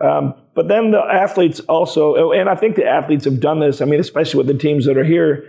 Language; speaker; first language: English; native; English